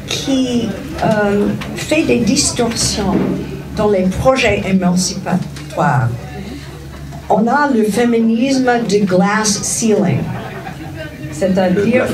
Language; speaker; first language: French; non-native, fluent; English